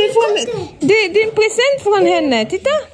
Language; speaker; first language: Swedish; non-native, learner; Filipino